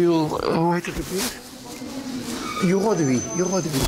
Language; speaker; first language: Russian; non-native, fluent; Dutch